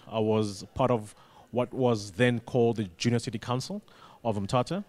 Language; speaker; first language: English; non-native, local second language; Xhosa